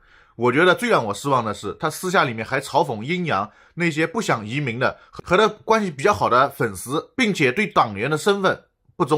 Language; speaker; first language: Chinese; native; Chinese